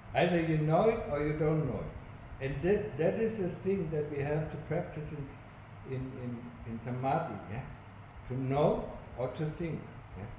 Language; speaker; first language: English; non-native, fluent; German